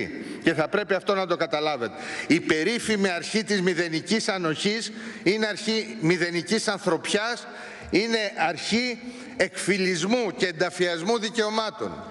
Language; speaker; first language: Greek; native; Greek